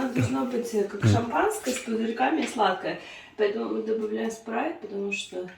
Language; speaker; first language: Russian; non-native, fluent; Ukrainian